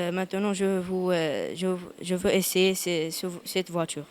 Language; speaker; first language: French; non-native, learner; Arabic